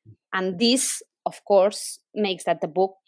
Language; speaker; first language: English; non-native, fluent; Spanish